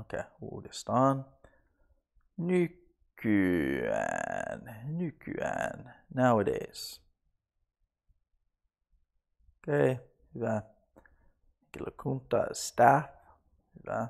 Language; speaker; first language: Finnish; non-native, learner; English